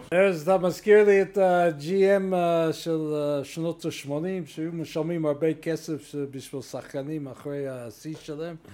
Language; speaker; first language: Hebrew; non-native, fluent; English